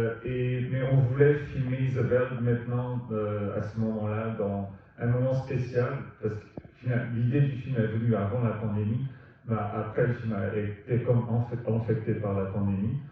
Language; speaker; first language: French; non-native, fluent; Portuguese